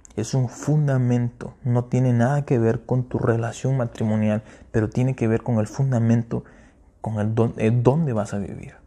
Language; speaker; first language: Spanish; early bilingual, heritage; Spanish